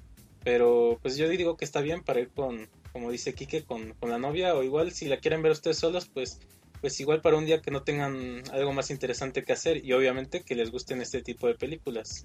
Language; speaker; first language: Spanish; native; Spanish